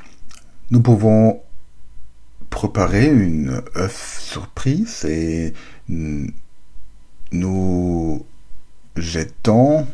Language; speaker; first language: French; non-native, learner; German